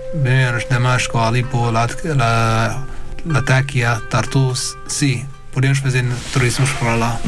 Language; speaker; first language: Portuguese; non-native, learner; Arabic